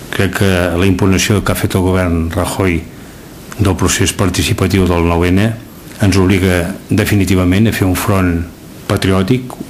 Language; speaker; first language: Catalan; native; Catalan